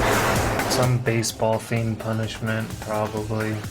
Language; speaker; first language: English; native; English